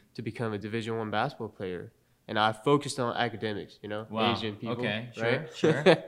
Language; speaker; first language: English; non-native, fluent; Japanese